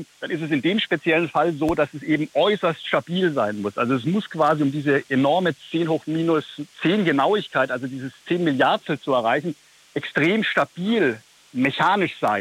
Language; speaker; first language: German; native; German